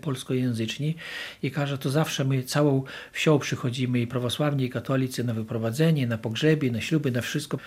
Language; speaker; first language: Polish; non-native, local second language; Ukrainian